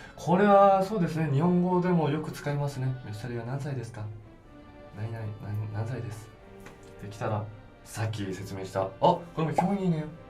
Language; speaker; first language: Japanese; native; Japanese